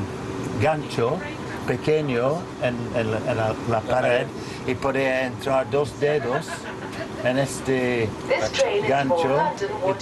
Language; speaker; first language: Spanish; non-native, learner; English